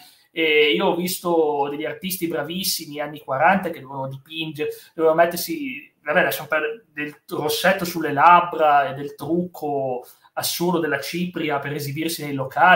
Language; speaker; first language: Italian; native; Italian